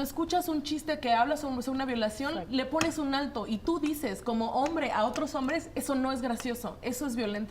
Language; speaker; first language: Spanish; native; Spanish